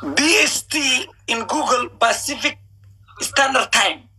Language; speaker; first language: English; non-native, learner; Somali